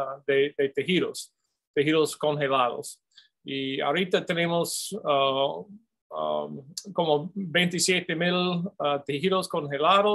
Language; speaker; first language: Spanish; non-native, fluent; English